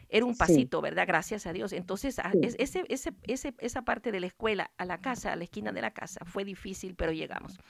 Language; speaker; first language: Spanish; native; Spanish